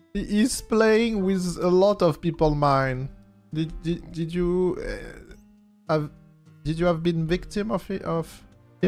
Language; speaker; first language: English; non-native, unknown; French